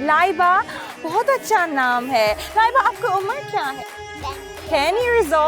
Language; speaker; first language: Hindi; non-native, learner; Turkish